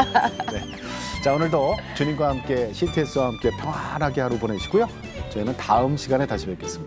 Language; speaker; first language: Korean; native; Korean